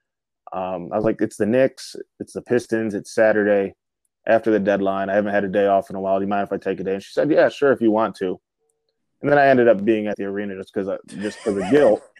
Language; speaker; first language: English; native; English